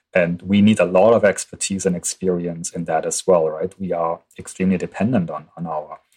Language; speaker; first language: English; non-native, fluent; German